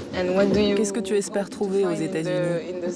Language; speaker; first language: French; native; French